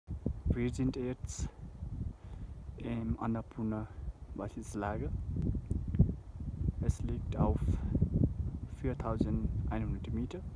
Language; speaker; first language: German; non-native, fluent; Nepali